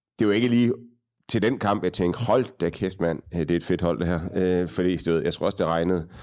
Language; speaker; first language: Danish; native; Danish